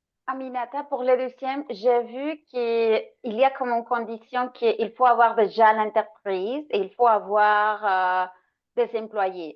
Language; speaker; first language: French; non-native, fluent; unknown